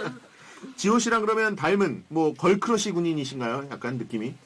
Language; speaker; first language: Korean; native; Korean